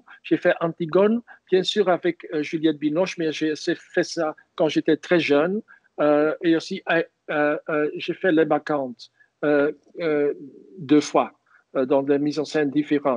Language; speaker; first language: French; non-native, fluent; Dutch